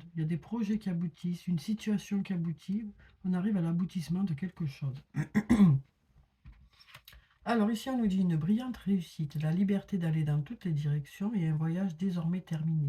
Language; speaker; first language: French; native; French